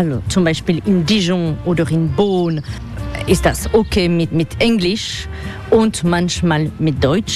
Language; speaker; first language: German; non-native, fluent; French